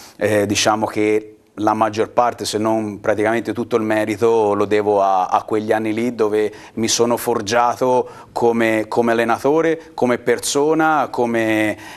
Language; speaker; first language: Italian; native; Italian